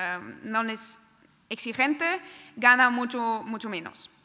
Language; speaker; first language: Spanish; non-native, fluent; German